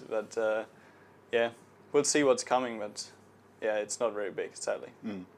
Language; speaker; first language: English; non-native, fluent; German